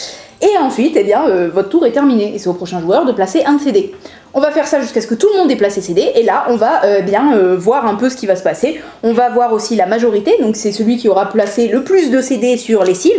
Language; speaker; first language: French; native; French